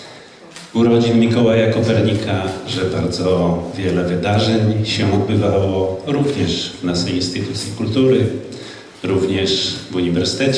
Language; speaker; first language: Polish; native; Polish